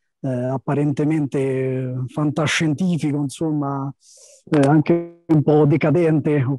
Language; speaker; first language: Italian; native; Italian